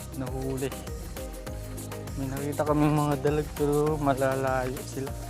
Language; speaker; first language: Filipino; non-native, local second language; Iloko